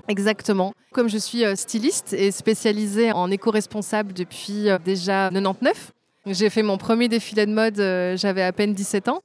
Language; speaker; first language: French; native; French